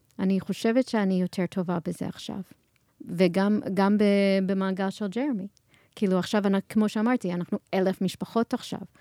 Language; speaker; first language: Hebrew; non-native, fluent; English